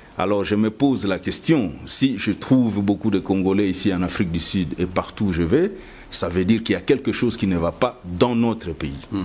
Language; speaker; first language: French; non-native, local second language; Lingala